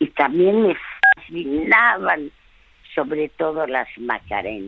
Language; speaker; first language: Spanish; early bilingual, other home language; French